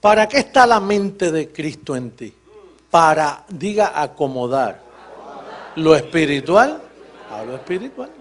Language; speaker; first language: Spanish; native; Spanish